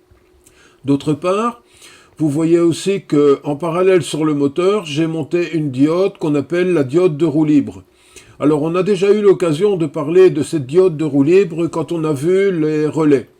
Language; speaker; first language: French; native; French